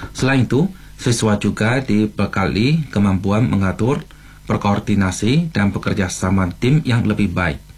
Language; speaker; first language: Malay; non-native, fluent; Chinese